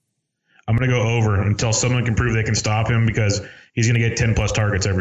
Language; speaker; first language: English; native; English